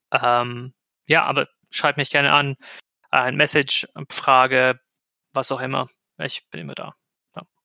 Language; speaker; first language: German; non-native, fluent; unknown